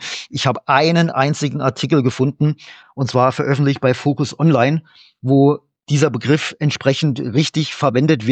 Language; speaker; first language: German; native; German